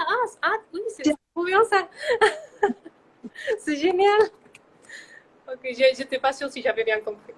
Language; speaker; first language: French; non-native, fluent; Spanish